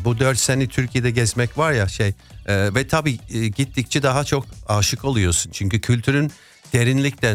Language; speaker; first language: Turkish; non-native, fluent; English